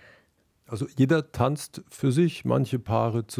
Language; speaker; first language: German; native; German